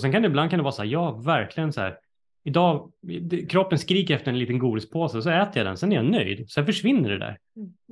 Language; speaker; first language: Swedish; native; Swedish